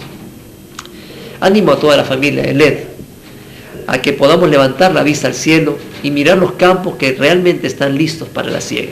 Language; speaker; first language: Spanish; native; Spanish